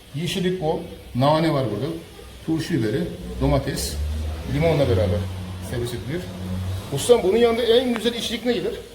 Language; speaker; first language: Turkish; native; Turkish